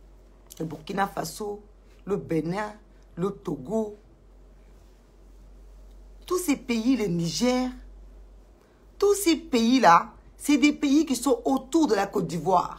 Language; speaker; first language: French; non-native, local second language; Wolof